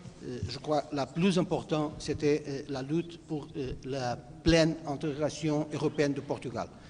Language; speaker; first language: French; non-native, fluent; Portuguese